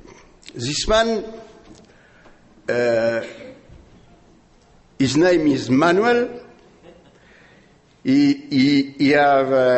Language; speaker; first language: English; non-native, learner; French